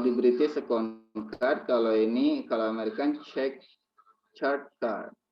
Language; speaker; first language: English; non-native, learner; Indonesian